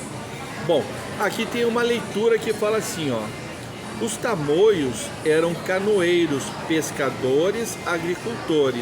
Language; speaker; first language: Portuguese; native; Portuguese